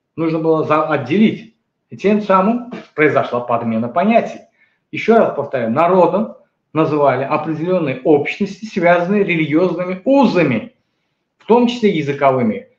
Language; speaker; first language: Russian; non-native, local second language; Azerbaijani